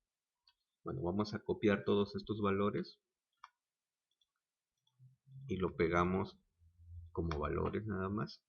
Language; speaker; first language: Spanish; native; Spanish